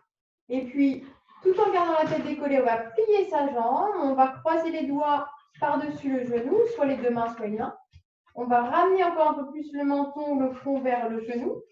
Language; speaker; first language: French; native; French